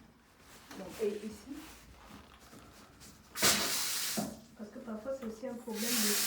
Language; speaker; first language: French; native; French